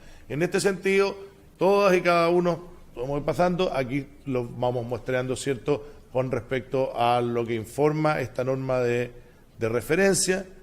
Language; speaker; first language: Spanish; native; Spanish